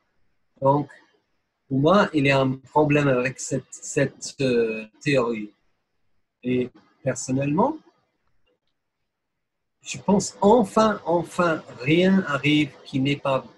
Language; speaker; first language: French; non-native, fluent; English